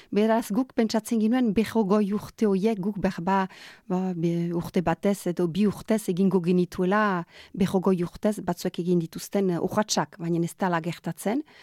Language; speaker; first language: Basque; native; Basque